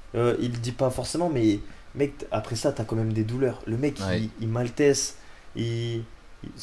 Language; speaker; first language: French; native; French